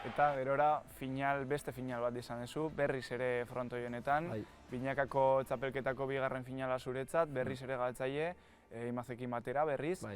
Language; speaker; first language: Basque; native; Basque